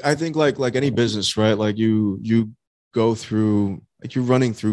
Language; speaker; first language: English; native; English